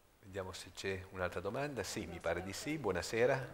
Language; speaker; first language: Italian; native; Italian